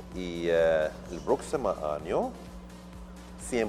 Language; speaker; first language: Spanish; non-native, learner; Arabic